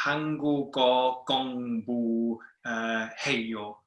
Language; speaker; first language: Korean; non-native, learner; English